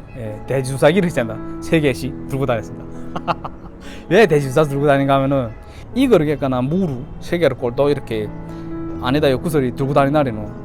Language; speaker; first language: Korean; early bilingual, heritage; Korean